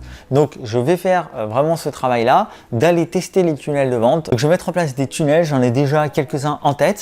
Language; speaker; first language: French; native; French